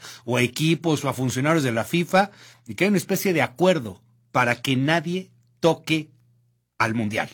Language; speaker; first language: Spanish; native; Spanish